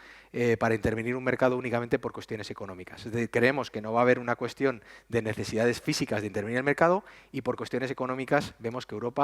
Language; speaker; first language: Spanish; native; Spanish